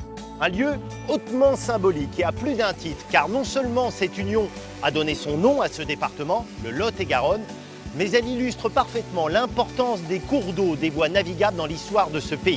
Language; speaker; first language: French; native; French